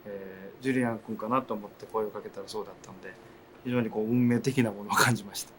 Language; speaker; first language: Japanese; native; Japanese